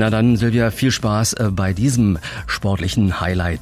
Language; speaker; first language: German; native; German